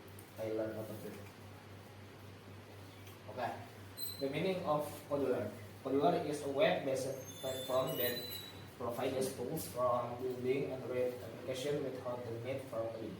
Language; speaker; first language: English; non-native, learner; Indonesian